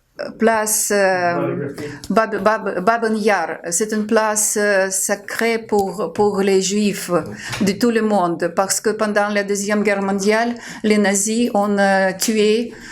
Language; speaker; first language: French; non-native, fluent; Ukrainian